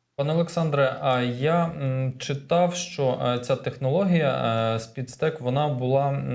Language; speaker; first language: Ukrainian; native; Ukrainian